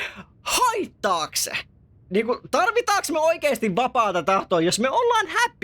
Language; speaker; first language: Finnish; native; Finnish